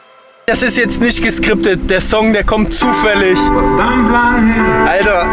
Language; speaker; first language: German; native; German